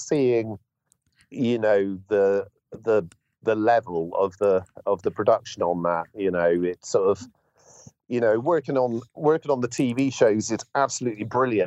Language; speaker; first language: English; native; English